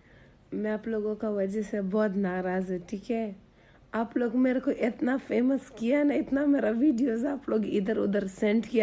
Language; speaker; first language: Hindi; non-native, local second language; Pashto